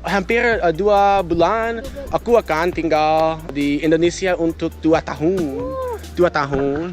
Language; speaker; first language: Indonesian; non-native, learner; English